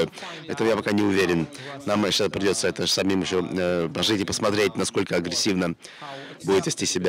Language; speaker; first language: Russian; native; Russian